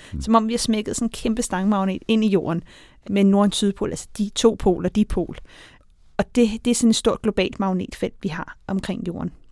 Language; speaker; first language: Danish; native; Danish